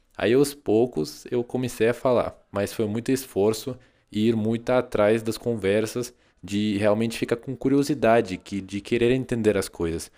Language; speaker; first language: Portuguese; non-native, fluent; Russian